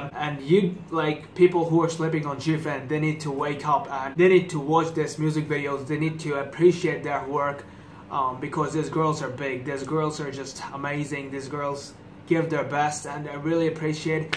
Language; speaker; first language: English; non-native, fluent; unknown